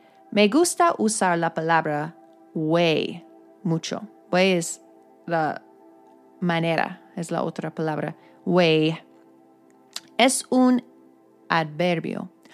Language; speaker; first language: Spanish; non-native, fluent; English